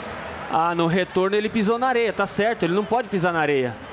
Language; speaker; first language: Portuguese; native; Portuguese